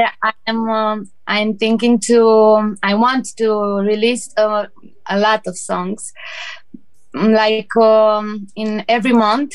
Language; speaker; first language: English; non-native, learner; Romanian